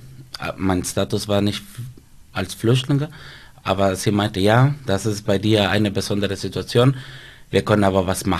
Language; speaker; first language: German; non-native, fluent; Spanish